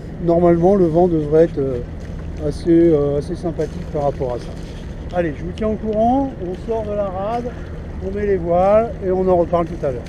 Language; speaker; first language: French; native; French